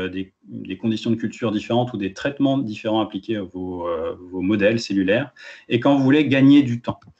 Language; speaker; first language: French; native; French